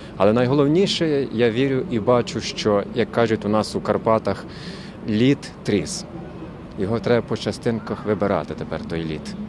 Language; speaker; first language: Ukrainian; native; Ukrainian